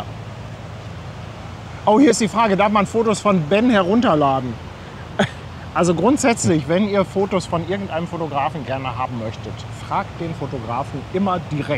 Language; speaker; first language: German; native; German